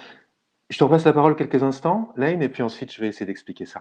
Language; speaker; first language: French; native; French